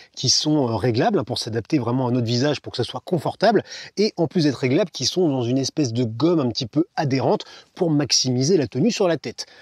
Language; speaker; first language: French; native; French